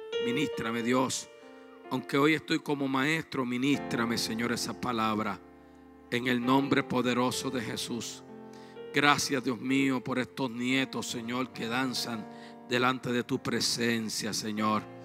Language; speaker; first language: Spanish; native; Spanish